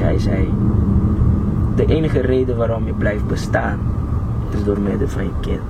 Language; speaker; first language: Dutch; non-native, local second language; Papiamento